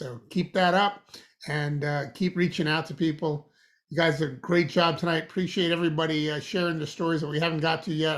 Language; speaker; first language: English; native; English